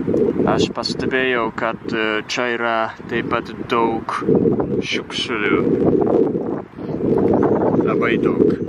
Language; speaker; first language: Lithuanian; non-native, learner; Japanese